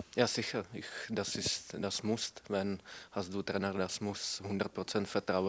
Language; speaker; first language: German; non-native, learner; Czech